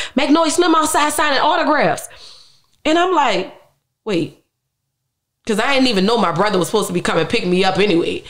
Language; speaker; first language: English; native; English